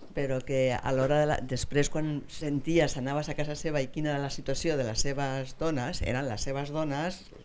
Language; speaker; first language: Catalan; native; Catalan